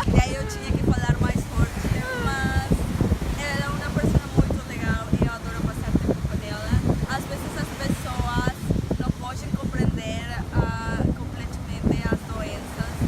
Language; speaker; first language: Portuguese; non-native, fluent; Spanish